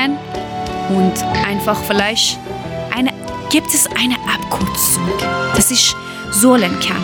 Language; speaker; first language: German; non-native, learner; Persian